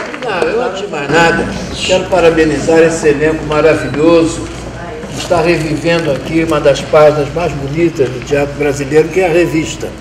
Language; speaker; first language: Portuguese; native; Portuguese